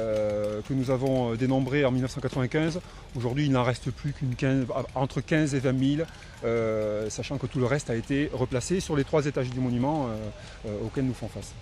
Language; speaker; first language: French; native; French